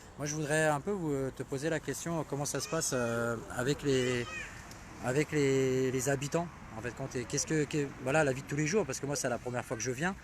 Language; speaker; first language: French; native; French